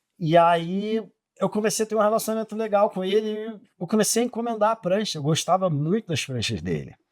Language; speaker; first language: Portuguese; native; Portuguese